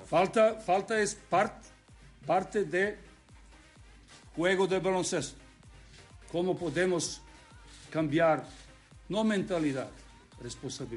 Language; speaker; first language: Spanish; non-native, learner; Serbian